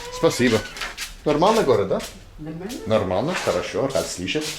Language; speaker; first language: Russian; non-native, learner; English